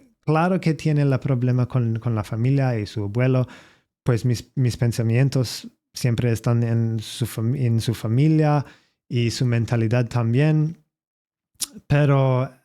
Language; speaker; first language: Spanish; non-native, learner; English